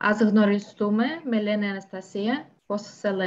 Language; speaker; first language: Greek; non-native, learner; English